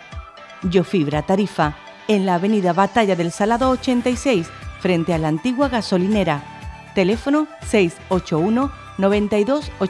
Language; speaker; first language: Spanish; native; Spanish